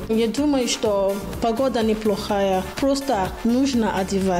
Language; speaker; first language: Russian; non-native, fluent; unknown